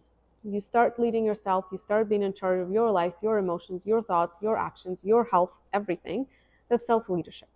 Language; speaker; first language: English; non-native, fluent; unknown